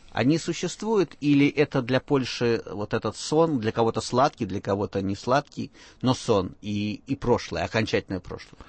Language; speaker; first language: Russian; native; Russian